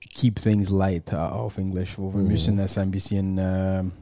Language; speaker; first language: German; non-native, fluent; English